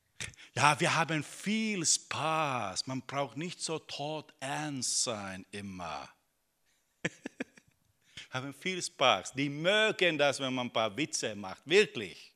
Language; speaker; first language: German; non-native, fluent; Finnish